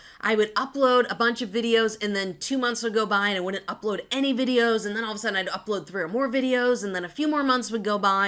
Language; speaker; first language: English; native; English